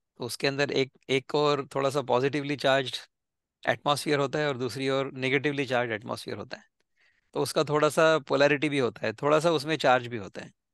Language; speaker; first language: Hindi; non-native, local second language; Marathi